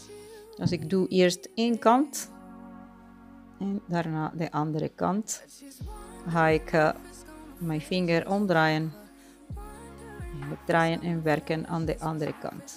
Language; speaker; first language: Dutch; non-native, fluent; Spanish